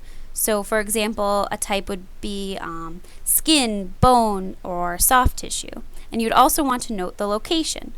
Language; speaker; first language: English; native; English